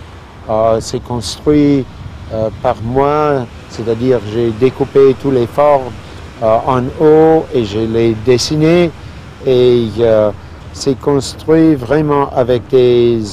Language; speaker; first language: French; non-native, fluent; English